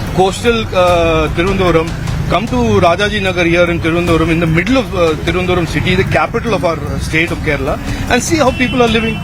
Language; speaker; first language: English; non-native, local second language; Malayalam